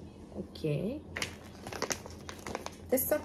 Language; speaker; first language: Korean; non-native, learner; Russian